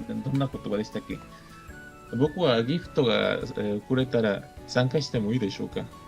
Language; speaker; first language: Japanese; non-native, fluent; Spanish